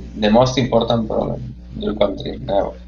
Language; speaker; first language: English; non-native, learner; Spanish